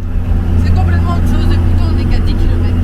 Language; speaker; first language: French; native; French